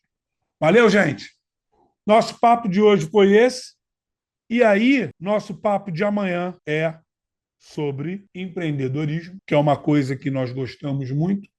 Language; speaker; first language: Portuguese; native; Portuguese